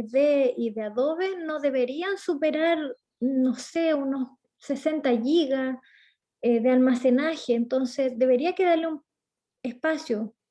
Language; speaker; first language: Spanish; native; Spanish